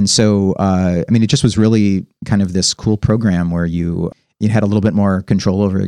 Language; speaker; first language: English; native; English